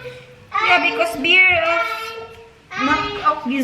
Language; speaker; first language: German; non-native, learner; Filipino